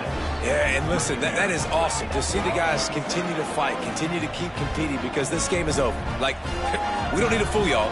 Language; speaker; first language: English; native; English